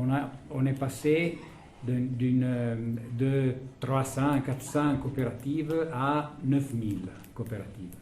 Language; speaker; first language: French; non-native, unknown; Italian